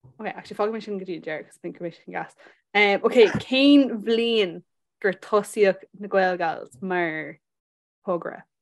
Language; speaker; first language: Irish; non-native, local second language; English